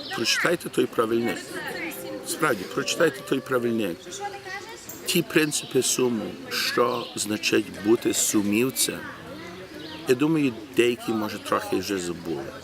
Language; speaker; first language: Ukrainian; early bilingual, heritage; Ukrainian